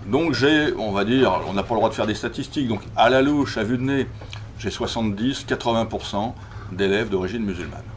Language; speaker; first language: French; native; French